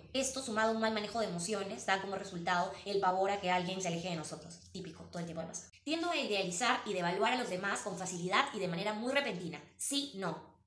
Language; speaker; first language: Spanish; native; Spanish